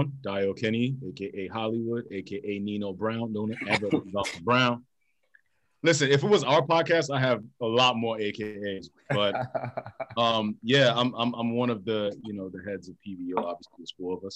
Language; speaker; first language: English; non-native, local second language; Yoruba